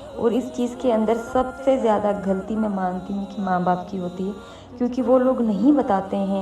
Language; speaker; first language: Hindi; native; Hindi